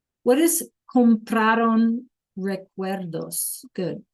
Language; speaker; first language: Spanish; non-native, fluent; English